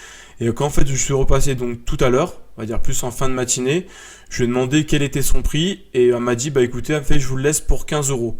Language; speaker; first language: French; native; French